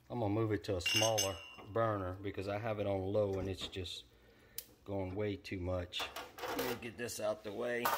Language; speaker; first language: English; native; English